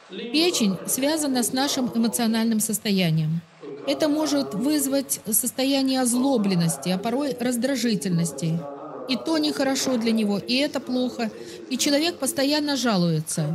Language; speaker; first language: Russian; native; Russian